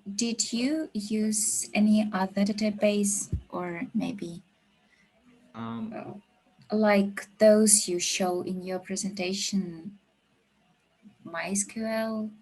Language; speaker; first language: English; non-native, learner; Russian